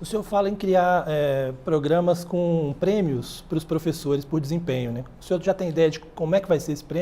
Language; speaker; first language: Portuguese; native; Portuguese